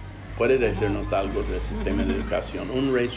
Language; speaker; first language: Spanish; non-native, fluent; English